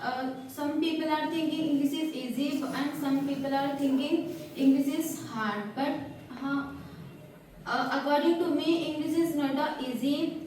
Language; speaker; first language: English; non-native, learner; Hindi